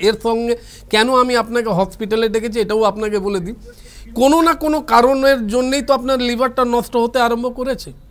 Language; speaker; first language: Bangla; non-native, local second language; Hindi